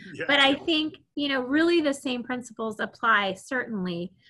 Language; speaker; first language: English; native; English